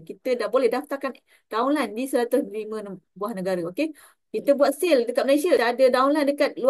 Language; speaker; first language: Malay; native; Malay